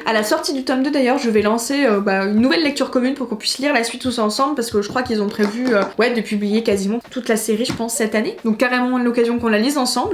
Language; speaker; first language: French; native; French